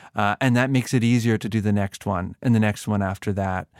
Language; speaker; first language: English; native; English